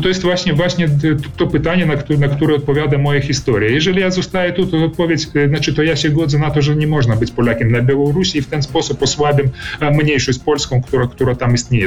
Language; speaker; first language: Polish; early bilingual, heritage; Polish